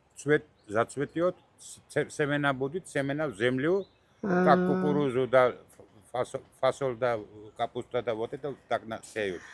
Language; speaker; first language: Russian; non-native, local second language; Georgian